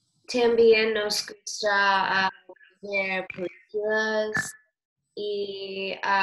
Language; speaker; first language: Spanish; non-native, learner; English